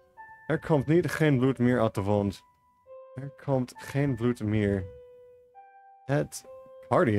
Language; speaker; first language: Dutch; non-native, learner; English